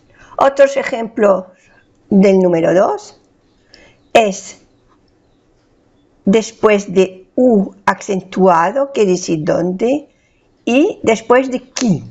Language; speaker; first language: Spanish; non-native, fluent; French